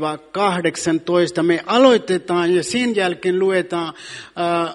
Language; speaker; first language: Finnish; non-native, fluent; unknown